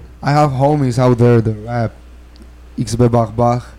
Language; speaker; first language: English; non-native, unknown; Spanish